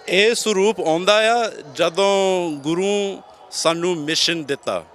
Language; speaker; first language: Punjabi; non-native, learner; English